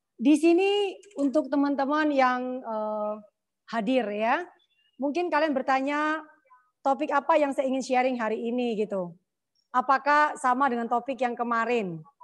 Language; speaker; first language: Indonesian; native; Indonesian